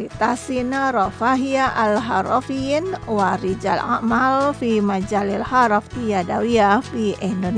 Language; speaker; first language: Arabic; non-native, fluent; Indonesian